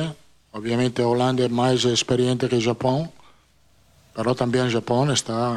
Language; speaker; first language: Portuguese; non-native, fluent; Italian